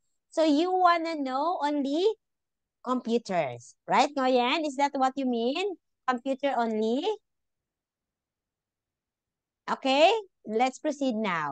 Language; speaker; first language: English; non-native, local second language; Filipino